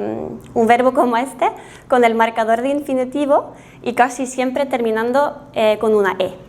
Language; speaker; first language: Spanish; non-native, fluent; Norwegian